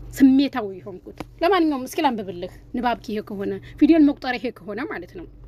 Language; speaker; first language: Amharic; non-native, local second language; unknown